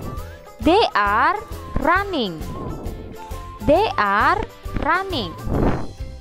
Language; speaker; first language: English; non-native, fluent; Indonesian